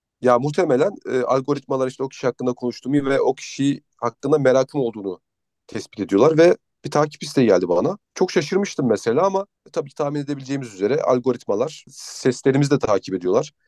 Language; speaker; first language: Turkish; native; Turkish